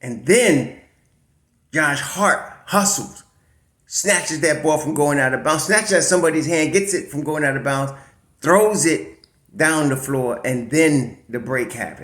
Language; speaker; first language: English; native; English